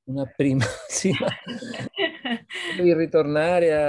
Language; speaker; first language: Italian; non-native, fluent; Spanish